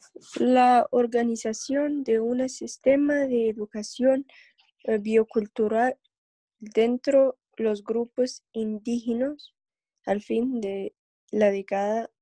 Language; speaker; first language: Spanish; non-native, learner; English